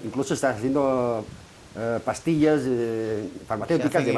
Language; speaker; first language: Spanish; native; Spanish